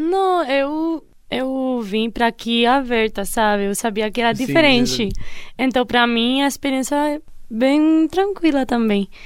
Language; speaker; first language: Portuguese; non-native, fluent; Spanish